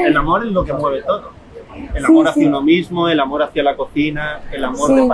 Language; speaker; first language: Spanish; native; Spanish